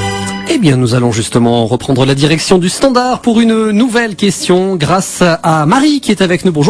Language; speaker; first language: French; native; French